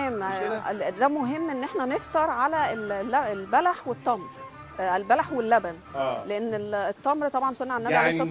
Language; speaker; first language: Arabic; native; Arabic